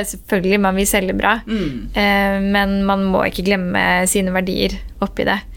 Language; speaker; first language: Norwegian; early bilingual, other home language; Persian